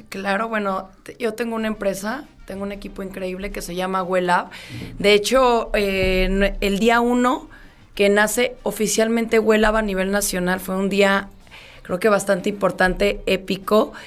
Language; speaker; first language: Spanish; native; Spanish